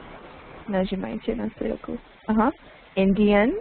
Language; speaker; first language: Russian; non-native, learner; English